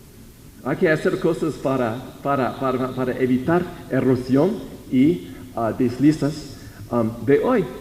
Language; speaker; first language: Spanish; non-native, fluent; English